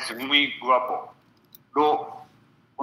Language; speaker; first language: Spanish; non-native, learner; Japanese